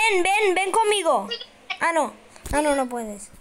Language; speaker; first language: Spanish; native; Spanish